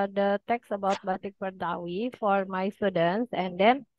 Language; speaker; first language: English; non-native, fluent; Indonesian